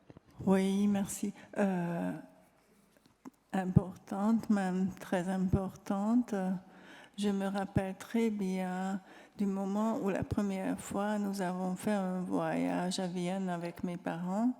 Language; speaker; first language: French; non-native, fluent; Hungarian